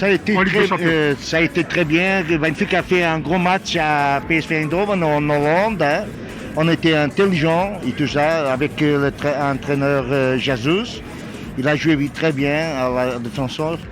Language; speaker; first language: French; non-native, learner; Portuguese